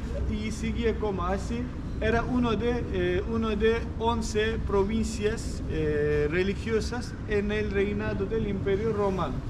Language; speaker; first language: Spanish; non-native, fluent; Turkish